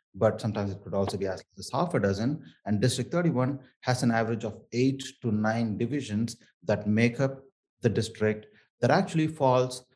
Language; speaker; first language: English; non-native, local second language; Tamil